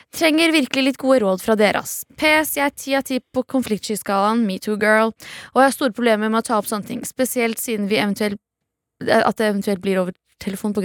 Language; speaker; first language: Norwegian; native; Norwegian